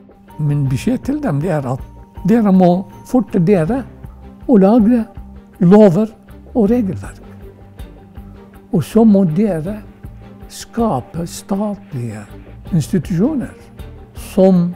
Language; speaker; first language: Norwegian; non-native, fluent; Arabic